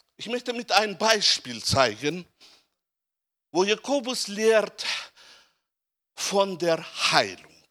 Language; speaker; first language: German; non-native, fluent; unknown